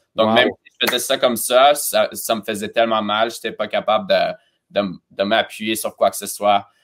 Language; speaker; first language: French; early bilingual, other home language; Romanian